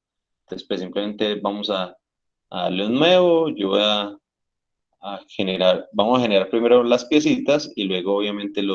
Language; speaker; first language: Spanish; native; Spanish